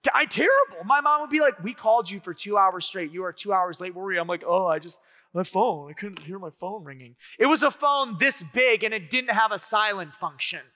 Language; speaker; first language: English; native; English